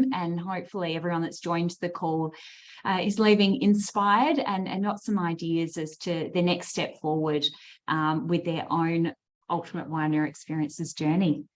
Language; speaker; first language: English; native; English